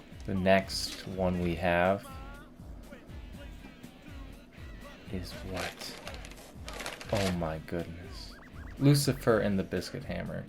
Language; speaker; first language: English; native; English